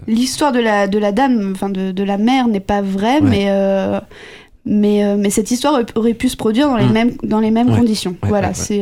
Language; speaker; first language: French; native; French